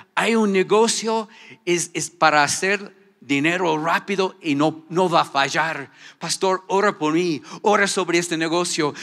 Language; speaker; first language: Spanish; non-native, fluent; English